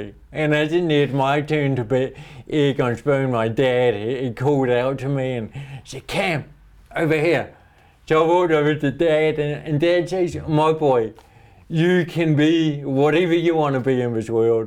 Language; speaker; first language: English; native; English